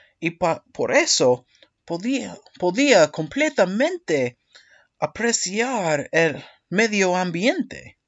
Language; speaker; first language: Spanish; non-native, learner; English